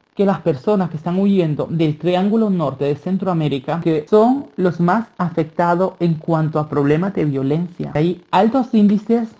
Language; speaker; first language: Spanish; native; Spanish